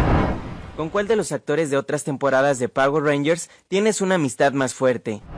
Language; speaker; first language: Spanish; native; Spanish